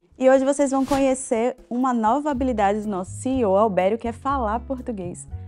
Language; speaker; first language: Portuguese; native; Portuguese